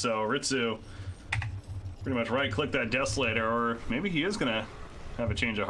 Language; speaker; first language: English; native; English